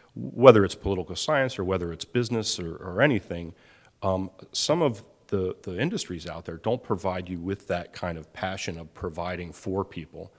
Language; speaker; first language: English; native; English